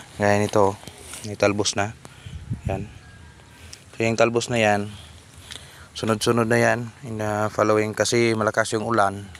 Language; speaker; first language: Filipino; non-native, local second language; Cebuano